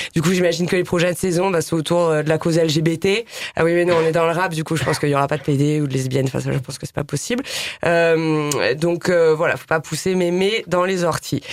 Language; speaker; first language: French; native; French